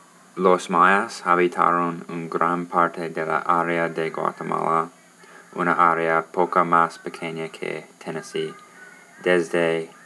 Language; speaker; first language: Spanish; non-native, learner; English